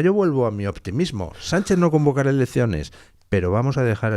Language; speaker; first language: Spanish; native; Spanish